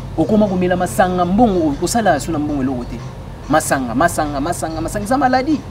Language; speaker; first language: Lingala; native; Lingala